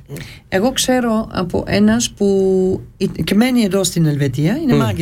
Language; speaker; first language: Greek; early bilingual, heritage; Greek